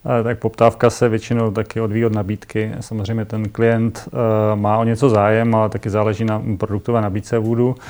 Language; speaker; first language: Czech; native; Czech